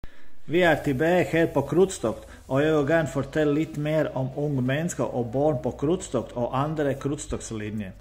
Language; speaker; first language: Swedish; non-native, learner; Danish